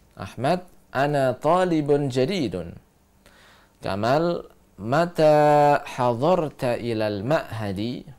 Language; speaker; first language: Arabic; non-native, fluent; Indonesian